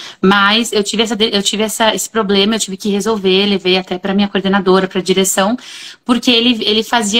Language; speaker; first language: Portuguese; native; Portuguese